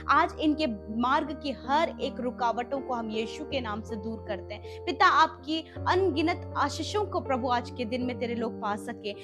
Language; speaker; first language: Hindi; native; Hindi